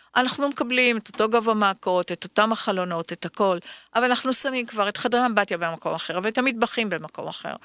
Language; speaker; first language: Hebrew; native; Hebrew